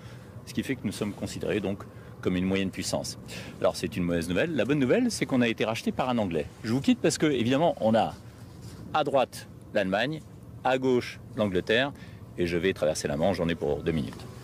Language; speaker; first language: French; native; French